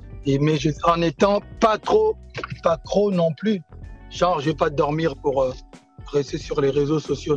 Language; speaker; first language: French; non-native, local second language; Lingala